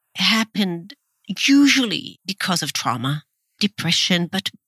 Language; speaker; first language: English; non-native, fluent; Hebrew